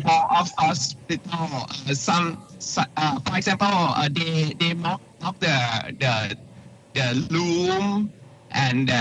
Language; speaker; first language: English; non-native, learner; Thai